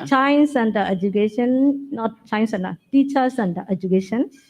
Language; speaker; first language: English; non-native, learner; Burmese